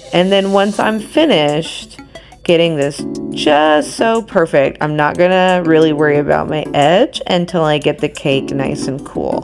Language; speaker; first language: English; native; English